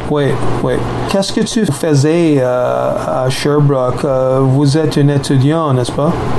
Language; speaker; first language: French; non-native, learner; English